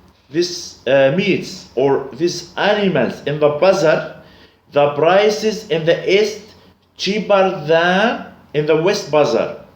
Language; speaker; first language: English; non-native, learner; Arabic